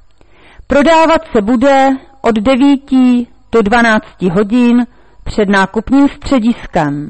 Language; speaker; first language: Czech; native; Czech